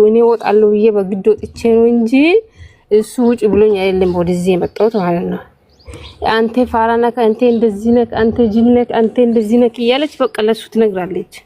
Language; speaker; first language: Amharic; non-native, local second language; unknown